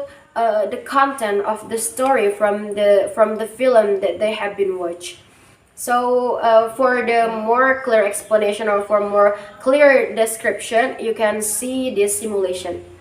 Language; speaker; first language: English; non-native, learner; Indonesian